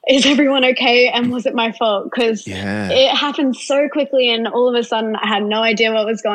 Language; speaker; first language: English; native; English